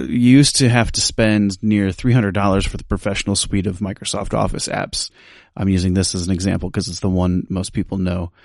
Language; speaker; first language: English; native; English